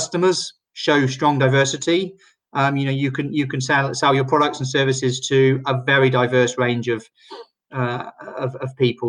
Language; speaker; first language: English; native; English